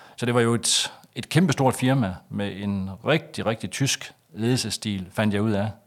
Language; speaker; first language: Danish; native; Danish